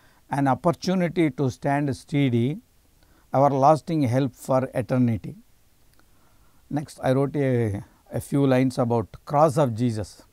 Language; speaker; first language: English; non-native, local second language; Telugu